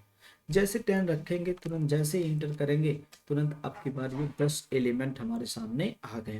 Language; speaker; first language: Hindi; native; Hindi